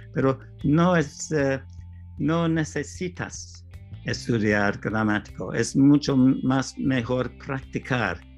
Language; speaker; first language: Spanish; non-native, learner; English